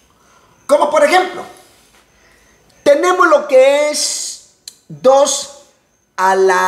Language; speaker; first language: Spanish; native; Spanish